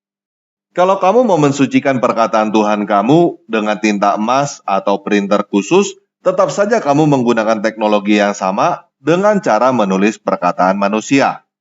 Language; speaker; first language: Indonesian; native; Indonesian